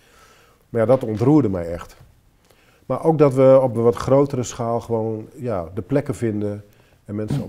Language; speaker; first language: Dutch; native; Dutch